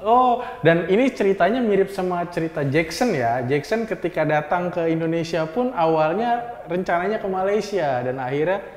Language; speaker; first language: Indonesian; native; Indonesian